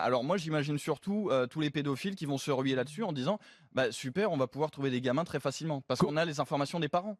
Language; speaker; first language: French; native; French